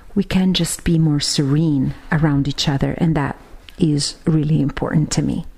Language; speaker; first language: English; non-native, fluent; Italian